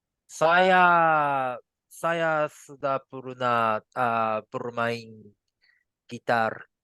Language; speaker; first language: Indonesian; non-native, learner; Japanese